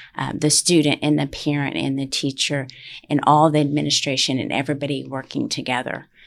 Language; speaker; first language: English; native; English